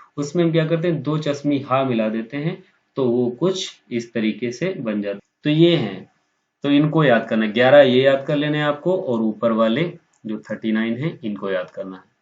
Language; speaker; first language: Hindi; native; Hindi